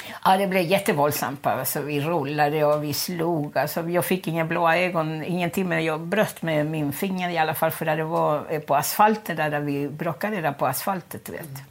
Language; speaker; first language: Swedish; non-native, fluent; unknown